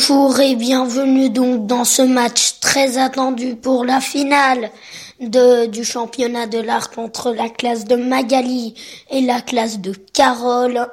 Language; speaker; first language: French; native; French